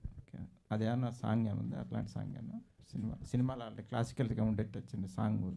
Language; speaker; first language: Telugu; native; Telugu